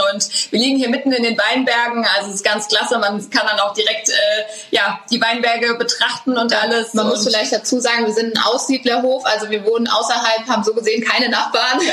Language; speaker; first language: German; native; German